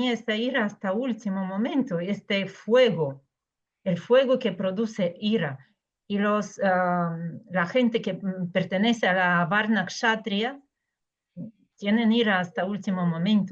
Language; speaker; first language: Spanish; non-native, fluent; Russian